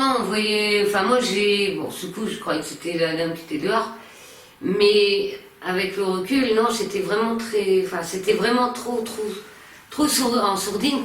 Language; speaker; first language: French; native; French